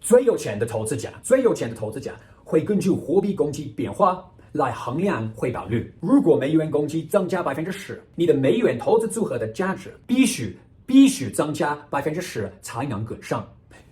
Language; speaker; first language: Chinese; non-native, fluent; English